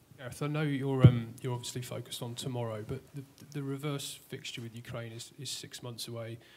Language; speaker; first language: English; native; English